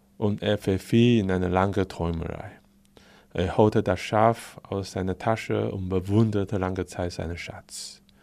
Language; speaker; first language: German; non-native, fluent; Chinese